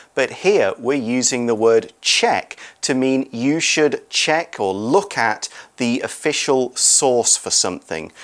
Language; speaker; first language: English; native; English